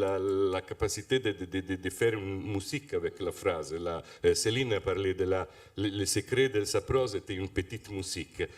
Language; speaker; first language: French; non-native, fluent; Italian